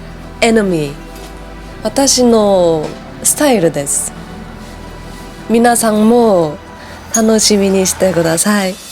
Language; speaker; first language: Japanese; non-native, learner; Korean